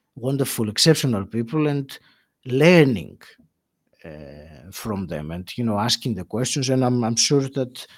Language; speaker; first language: English; non-native, fluent; Greek